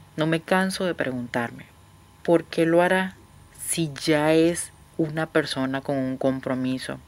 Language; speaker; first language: Spanish; native; Spanish